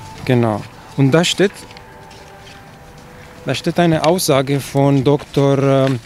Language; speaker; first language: German; non-native, fluent; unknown